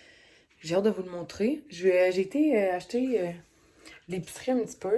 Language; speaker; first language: French; native; French